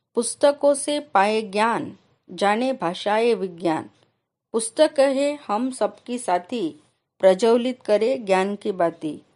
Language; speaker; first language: Hindi; non-native, local second language; Marathi